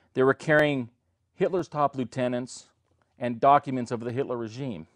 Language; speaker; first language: English; native; English